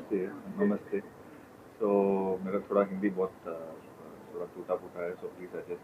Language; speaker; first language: Hindi; non-native, local second language; Tamil